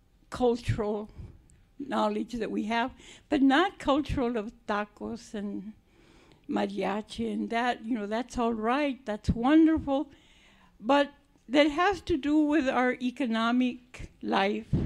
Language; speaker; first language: English; native; English